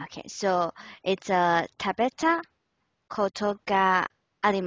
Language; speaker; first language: Japanese; non-native, learner; English